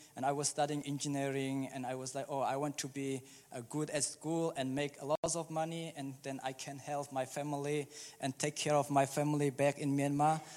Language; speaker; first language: English; early bilingual, other home language; Burmese